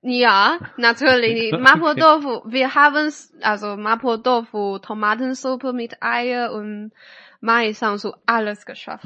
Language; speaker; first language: German; non-native, fluent; Chinese